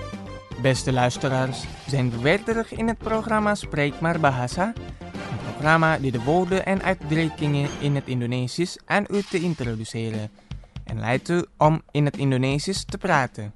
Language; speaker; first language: Dutch; non-native, fluent; Indonesian